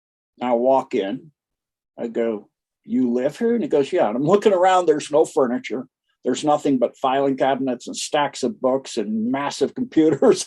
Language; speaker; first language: English; native; English